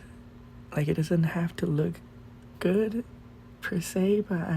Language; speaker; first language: English; non-native, fluent; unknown